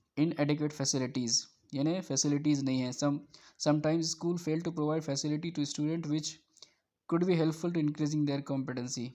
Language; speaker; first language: Urdu; native; Urdu